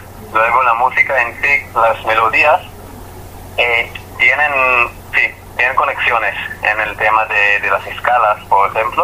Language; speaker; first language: Spanish; non-native, fluent; Hebrew